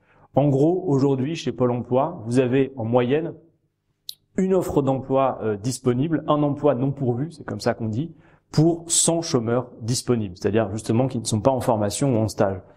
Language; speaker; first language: French; native; French